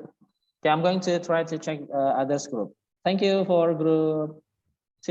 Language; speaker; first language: English; non-native, fluent; Indonesian